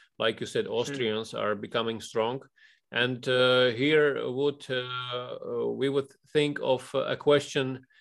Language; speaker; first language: English; non-native, fluent; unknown